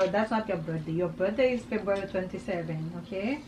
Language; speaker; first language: English; non-native, learner; Haitian Creole